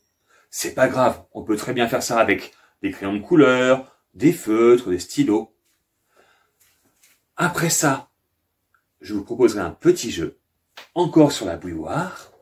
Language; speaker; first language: French; native; French